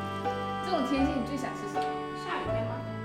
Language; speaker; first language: Chinese; non-native, local second language; Cantonese